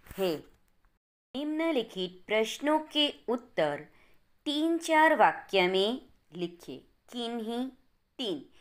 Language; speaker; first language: Hindi; non-native, local second language; Gujarati